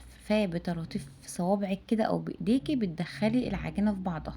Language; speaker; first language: Arabic; native; Arabic